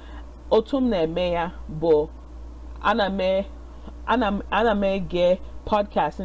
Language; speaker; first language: Igbo; non-native, learner; English